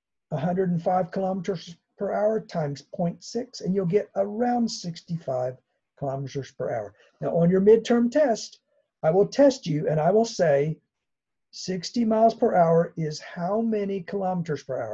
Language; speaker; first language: English; native; English